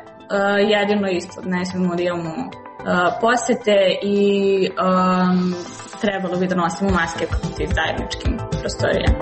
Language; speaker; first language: Serbian; native; Serbian